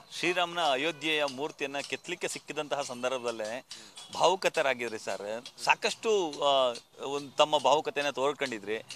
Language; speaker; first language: Kannada; native; Kannada